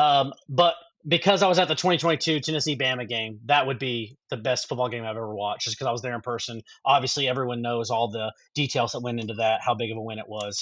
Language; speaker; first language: English; native; English